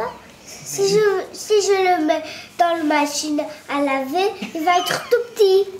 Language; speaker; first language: French; early bilingual, other home language; Persian